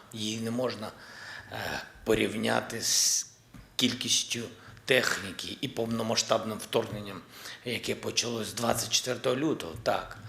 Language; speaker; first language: Ukrainian; non-native, local second language; Russian